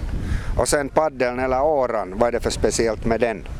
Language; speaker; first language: Swedish; native; Swedish